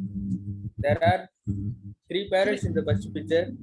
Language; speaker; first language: English; non-native, learner; Tamil